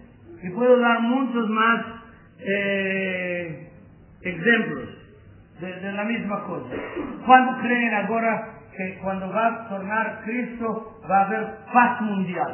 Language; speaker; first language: Spanish; non-native, learner; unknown